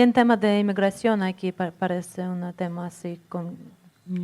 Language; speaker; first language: Spanish; non-native, fluent; Russian